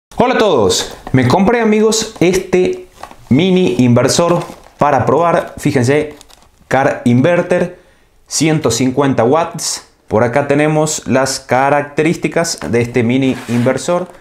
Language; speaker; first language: Spanish; native; Spanish